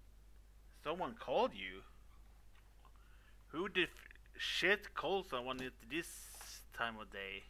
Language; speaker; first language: English; non-native, fluent; Swedish